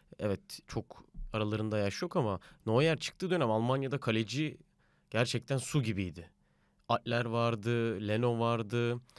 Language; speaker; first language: Turkish; native; Turkish